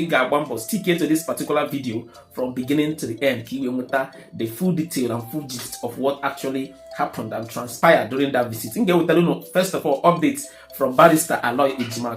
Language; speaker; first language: English; non-native, local second language; Igbo